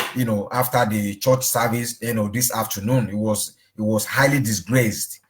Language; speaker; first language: English; non-native, local second language; Yoruba